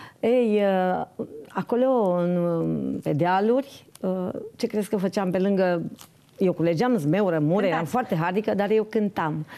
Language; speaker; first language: Romanian; native; Romanian